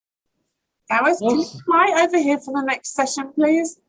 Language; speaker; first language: English; native; English